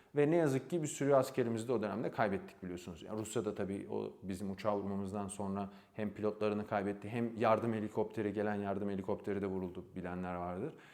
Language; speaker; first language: Turkish; native; Turkish